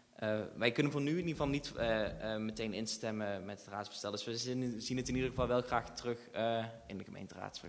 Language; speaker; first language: Dutch; native; Dutch